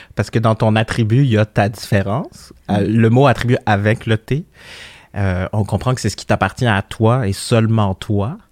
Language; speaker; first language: French; early bilingual, other home language; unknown